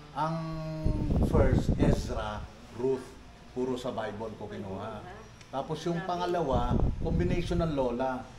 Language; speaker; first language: Filipino; non-native, local second language; Cebuano